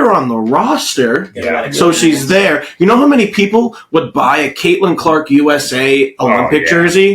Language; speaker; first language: English; native; English